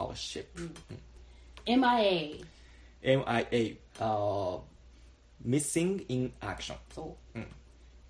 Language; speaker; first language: English; non-native, learner; Japanese